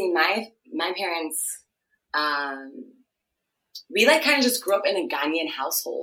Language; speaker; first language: English; early bilingual, other home language; Akan